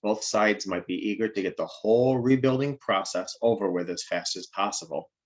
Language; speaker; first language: English; native; English